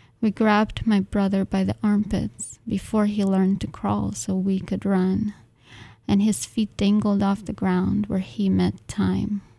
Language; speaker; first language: English; non-native, fluent; Russian